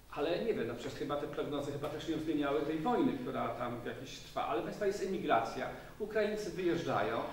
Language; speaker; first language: Polish; native; Polish